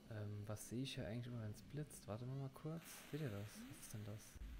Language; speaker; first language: German; native; German